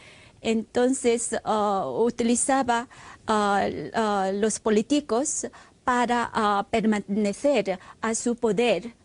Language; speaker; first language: Spanish; non-native, fluent; Korean